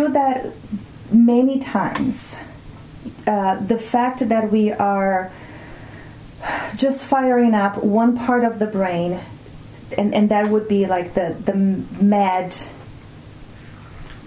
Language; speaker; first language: English; non-native, fluent; Portuguese